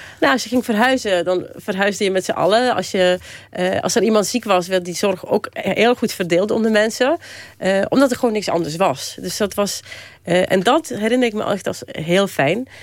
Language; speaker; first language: Dutch; early bilingual, other home language; Polish